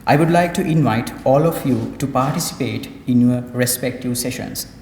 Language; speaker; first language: English; non-native, local second language; Sinhala